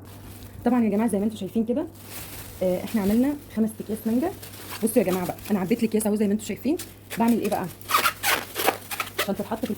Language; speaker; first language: Arabic; native; Arabic